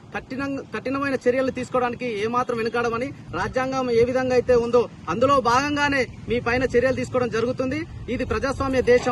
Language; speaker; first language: Telugu; native; Telugu